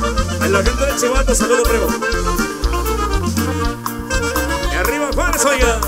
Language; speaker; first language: Spanish; native; Spanish